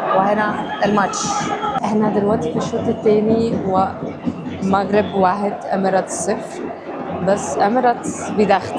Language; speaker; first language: Egyptian Arabic; non-native, fluent; English